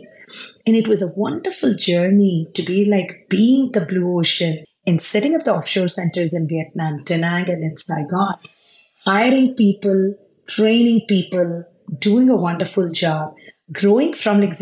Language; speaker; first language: English; non-native, local second language; Tamil